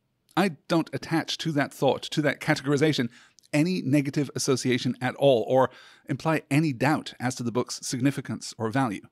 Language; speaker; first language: English; native; English